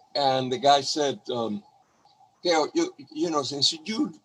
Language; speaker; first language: English; non-native, fluent; Spanish